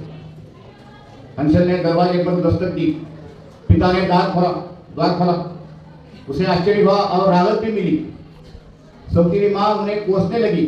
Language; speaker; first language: Hindi; non-native, local second language; Marathi